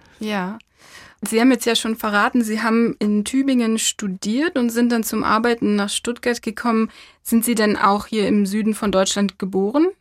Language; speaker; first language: German; native; German